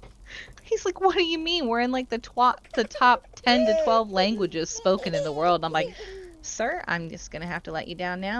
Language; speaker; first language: English; native; English